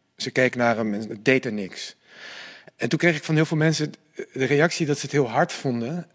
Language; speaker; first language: Dutch; native; Dutch